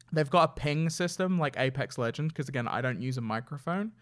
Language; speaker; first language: English; native; English